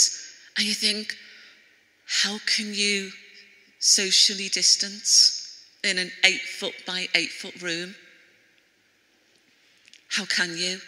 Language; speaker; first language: English; native; English